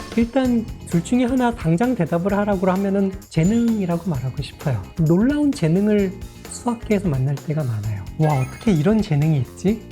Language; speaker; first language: Korean; native; Korean